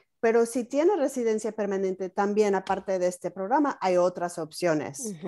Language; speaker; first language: Spanish; non-native, fluent; English